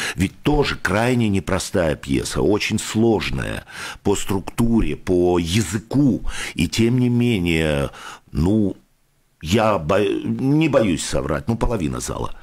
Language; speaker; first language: Russian; native; Russian